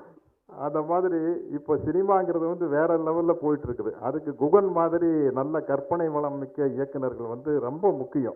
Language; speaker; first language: Tamil; native; Tamil